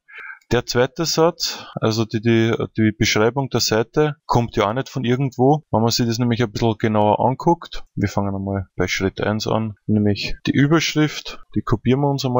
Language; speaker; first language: German; native; German